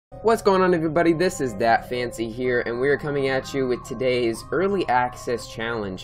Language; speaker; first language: English; native; English